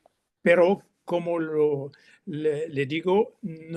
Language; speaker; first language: Spanish; non-native, learner; French